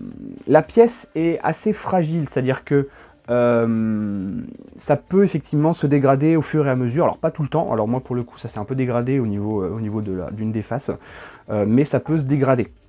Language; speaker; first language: French; native; French